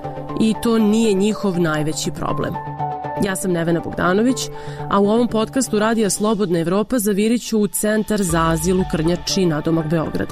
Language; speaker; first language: Serbian; native; Serbian